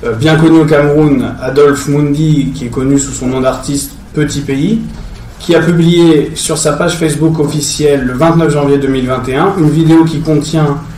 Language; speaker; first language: French; native; French